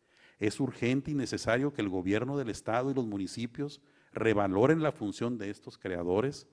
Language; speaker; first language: Spanish; native; Spanish